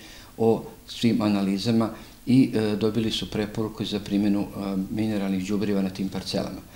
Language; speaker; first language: Serbian; native; Serbian